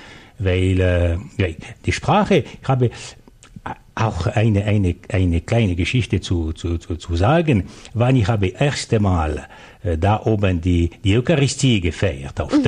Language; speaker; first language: German; non-native, local second language; French